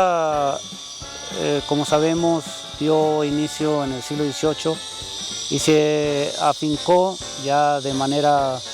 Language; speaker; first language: Spanish; native; Spanish